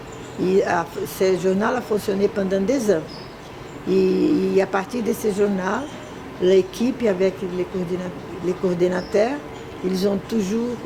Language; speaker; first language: French; non-native, fluent; Portuguese